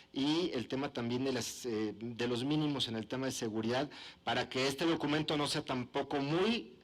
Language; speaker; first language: Spanish; native; Spanish